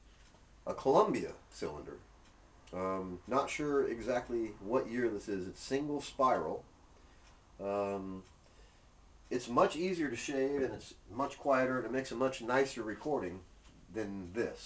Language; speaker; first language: English; native; English